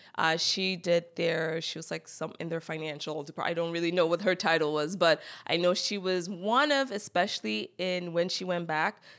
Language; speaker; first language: English; native; English